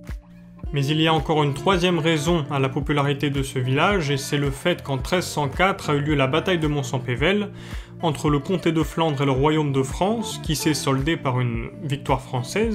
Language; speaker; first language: French; native; French